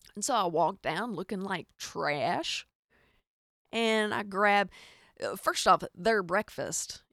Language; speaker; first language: English; native; English